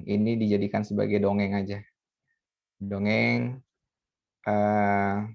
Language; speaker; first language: Indonesian; native; Indonesian